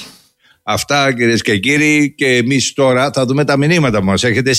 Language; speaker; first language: Greek; native; Greek